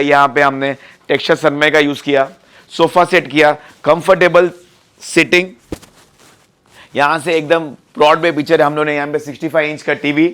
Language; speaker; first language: Hindi; non-native, local second language; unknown